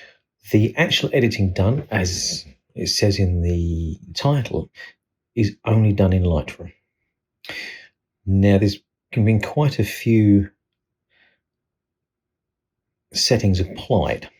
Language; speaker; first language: English; native; English